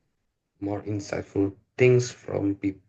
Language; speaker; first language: English; non-native, learner; Indonesian